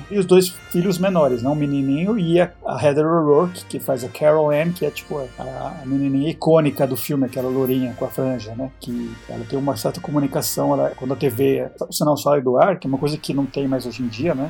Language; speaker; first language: Portuguese; early bilingual, heritage; Spanish